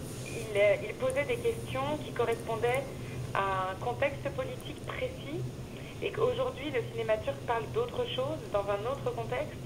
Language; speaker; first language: French; native; French